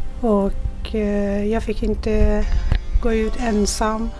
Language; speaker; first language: Swedish; non-native, fluent; Persian